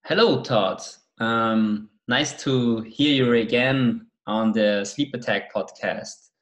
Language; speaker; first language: English; non-native, fluent; German